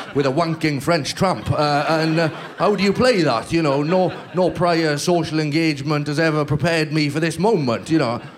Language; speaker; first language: English; native; English